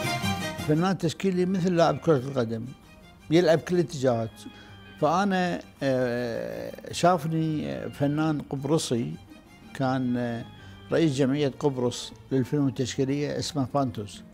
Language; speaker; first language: Arabic; native; Arabic